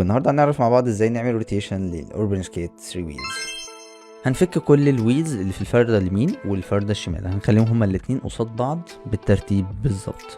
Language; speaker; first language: Arabic; native; Arabic